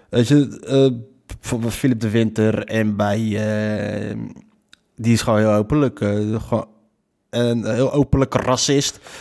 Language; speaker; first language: Dutch; early bilingual, other home language; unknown